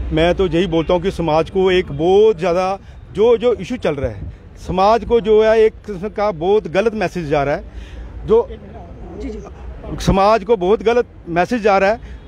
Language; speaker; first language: Hindi; native; Hindi